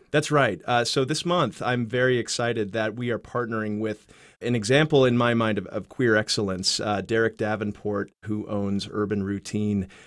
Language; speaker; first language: English; native; English